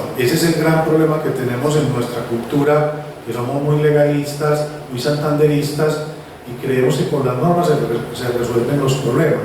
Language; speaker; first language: Spanish; native; Spanish